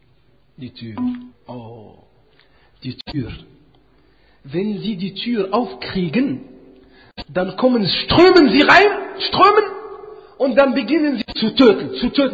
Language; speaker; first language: German; non-native, fluent; Arabic